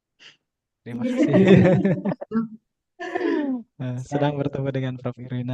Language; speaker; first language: Indonesian; native; Indonesian